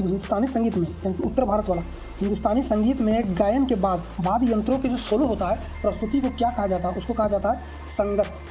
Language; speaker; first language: Hindi; native; Hindi